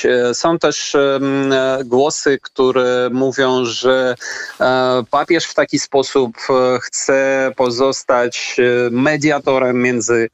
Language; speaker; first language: Polish; non-native, fluent; Ukrainian